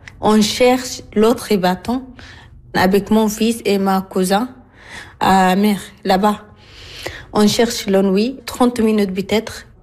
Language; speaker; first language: French; non-native, learner; Arabic